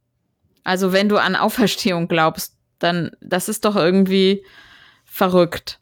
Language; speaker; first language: German; native; German